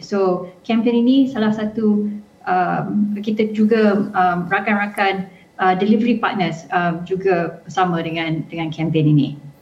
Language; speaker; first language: Malay; native; Malay